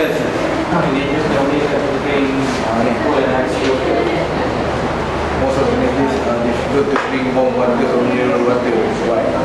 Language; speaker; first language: English; non-native, learner; Malay